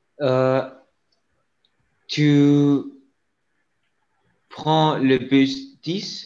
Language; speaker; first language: French; non-native, learner; English